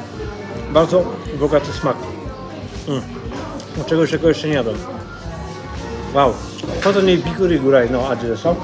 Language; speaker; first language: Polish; native; Polish